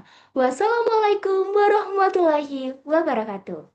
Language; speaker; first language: Indonesian; native; Indonesian